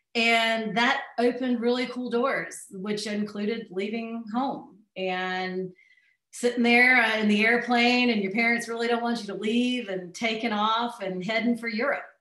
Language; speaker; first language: English; native; English